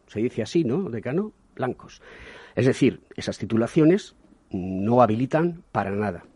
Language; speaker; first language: Spanish; native; Spanish